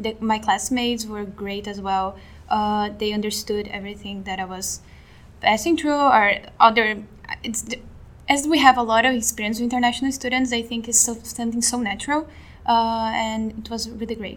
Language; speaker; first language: English; non-native, fluent; Portuguese